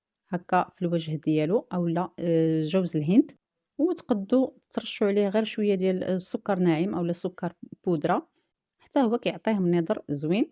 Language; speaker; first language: Arabic; native; Arabic